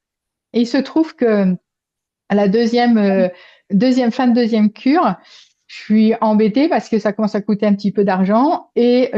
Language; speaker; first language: French; native; French